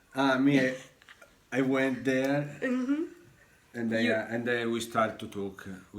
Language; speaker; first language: English; non-native, learner; Italian